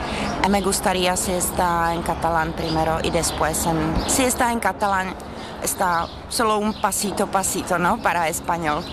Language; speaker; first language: Spanish; non-native, learner; Czech